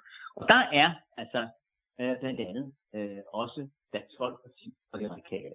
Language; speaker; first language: Danish; native; Danish